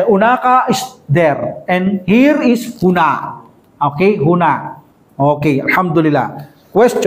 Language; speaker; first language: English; non-native, local second language; Filipino